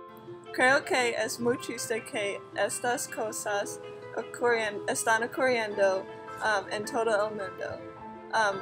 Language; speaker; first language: Spanish; non-native, learner; English